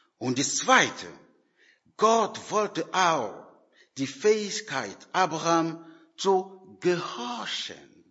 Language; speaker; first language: German; non-native, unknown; French